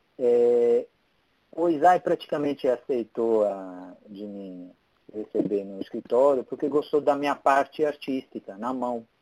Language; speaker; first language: Portuguese; non-native, fluent; Italian